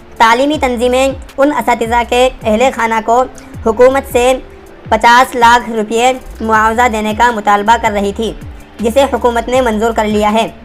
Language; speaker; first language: Urdu; native; Urdu